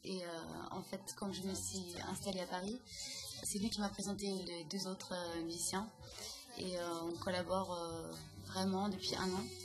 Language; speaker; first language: French; non-native, fluent; German